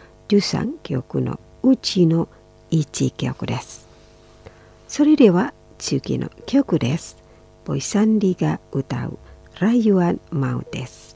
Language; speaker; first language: Japanese; non-native, fluent; Indonesian